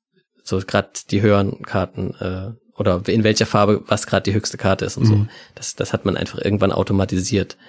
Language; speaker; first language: German; native; German